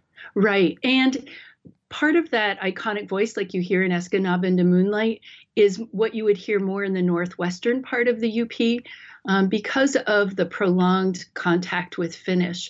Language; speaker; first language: English; native; English